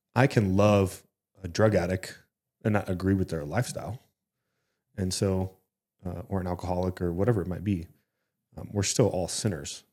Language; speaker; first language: English; early bilingual, other home language; Italian